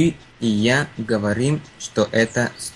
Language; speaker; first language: Russian; non-native, learner; Spanish